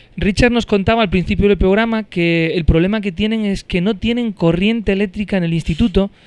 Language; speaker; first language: Spanish; native; Spanish